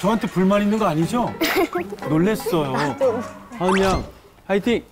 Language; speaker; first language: Korean; native; Korean